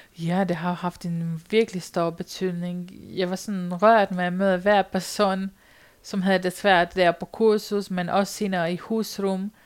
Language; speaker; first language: Danish; non-native, fluent; Romanian